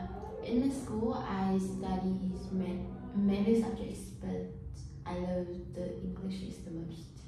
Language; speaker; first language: English; non-native, learner; Vietnamese